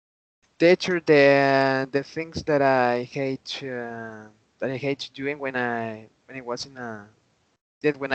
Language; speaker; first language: English; non-native, learner; Spanish